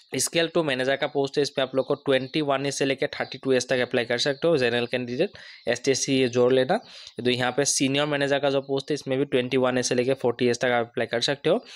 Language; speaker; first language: Hindi; non-native, local second language; Assamese